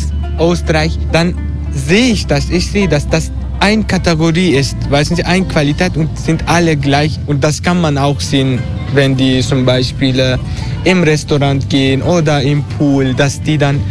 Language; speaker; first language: German; non-native, fluent; Turkish